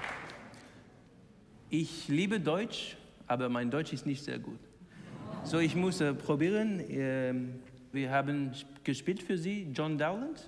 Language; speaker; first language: German; non-native, learner; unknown